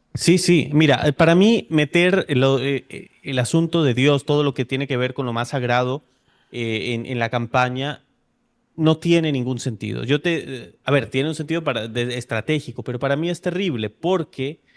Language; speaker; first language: Spanish; native; Spanish